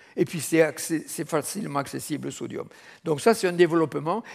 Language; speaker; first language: French; native; French